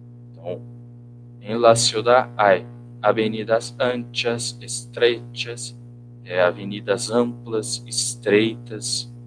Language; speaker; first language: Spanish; non-native, fluent; Portuguese